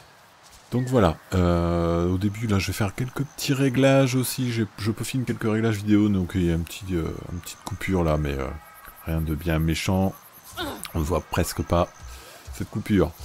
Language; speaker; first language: French; native; French